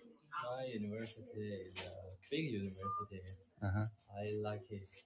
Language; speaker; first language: English; non-native, learner; Chinese